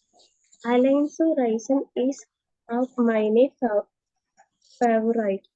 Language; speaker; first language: German; non-native, learner; Malayalam